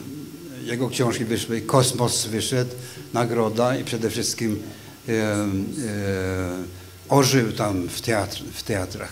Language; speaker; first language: Polish; non-native, fluent; Swedish